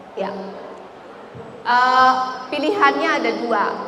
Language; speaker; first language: Indonesian; native; Indonesian